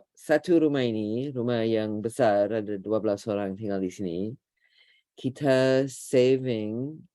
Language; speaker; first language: Indonesian; non-native, fluent; English